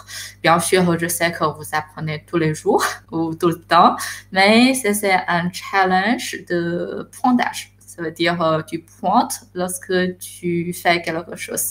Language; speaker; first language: French; non-native, fluent; Chinese